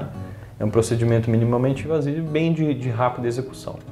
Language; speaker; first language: Portuguese; native; Portuguese